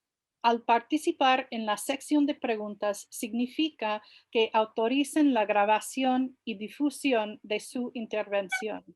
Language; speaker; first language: Spanish; non-native, fluent; English